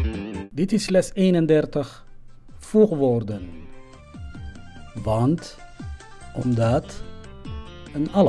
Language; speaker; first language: Dutch; non-native, fluent; Somali